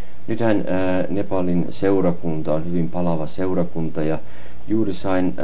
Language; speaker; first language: Finnish; native; Finnish